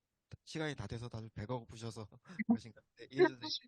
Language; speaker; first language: Korean; native; Korean